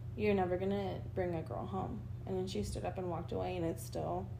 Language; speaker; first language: English; early bilingual, other home language; Spanish